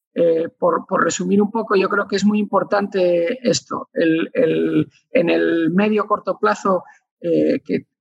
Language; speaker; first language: Spanish; native; Spanish